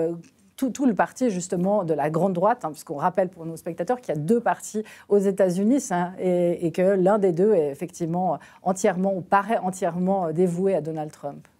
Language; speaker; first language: French; native; French